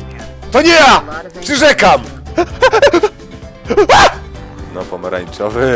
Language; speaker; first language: Polish; native; Polish